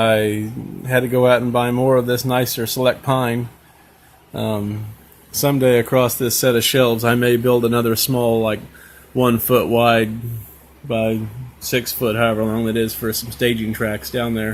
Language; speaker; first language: English; native; English